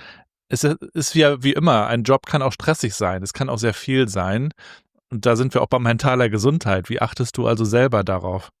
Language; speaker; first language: German; native; German